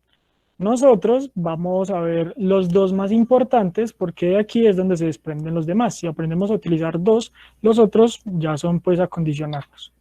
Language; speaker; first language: Spanish; native; Spanish